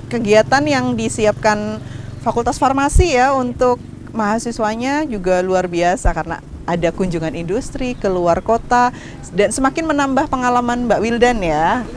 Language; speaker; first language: Indonesian; native; Indonesian